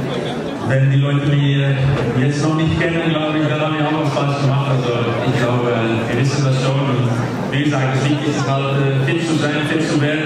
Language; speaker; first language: German; non-native, fluent; Dutch